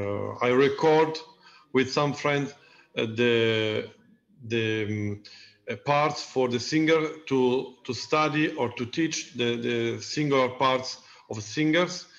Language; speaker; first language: English; non-native, learner; Italian